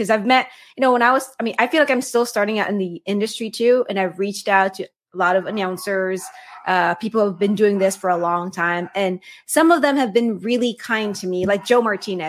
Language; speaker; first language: English; non-native, local second language; Filipino